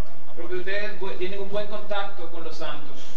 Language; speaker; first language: Spanish; native; Spanish